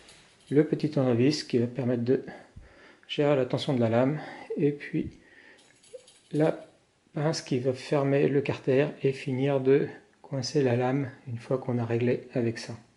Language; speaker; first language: French; native; French